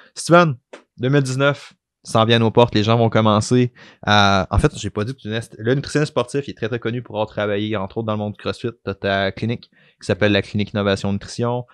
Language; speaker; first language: French; native; French